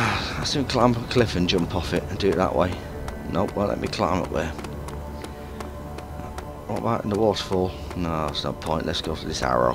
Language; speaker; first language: English; native; English